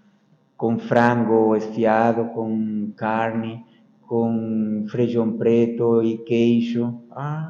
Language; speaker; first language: Portuguese; non-native, fluent; Spanish